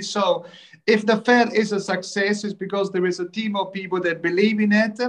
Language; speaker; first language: English; early bilingual, other home language; Italian